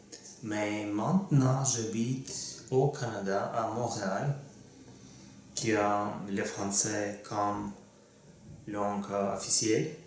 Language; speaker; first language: French; non-native, learner; Russian